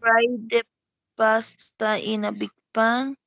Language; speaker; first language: English; non-native, learner; Spanish